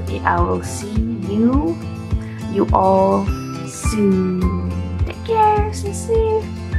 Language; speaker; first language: English; non-native, local second language; Malay